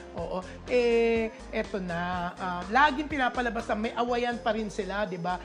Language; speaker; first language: Filipino; native; Filipino